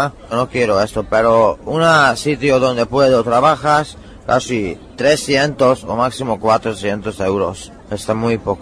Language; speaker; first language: Spanish; non-native, learner; Hungarian